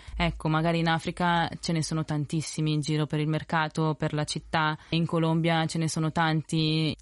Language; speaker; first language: Italian; early bilingual, other home language; Spanish